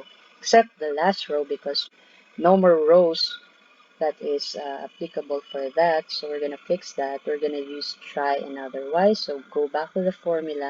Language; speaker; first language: English; non-native, local second language; Filipino